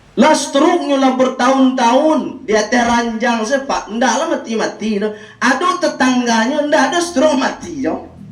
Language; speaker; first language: Malay; non-native, local second language; Minangkabau